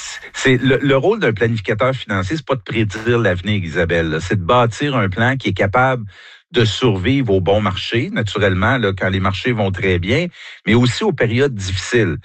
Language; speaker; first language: French; native; French